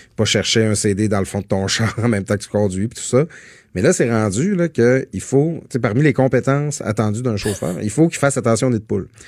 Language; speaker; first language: French; native; French